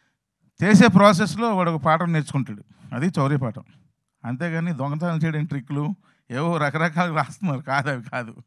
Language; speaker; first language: Telugu; native; Telugu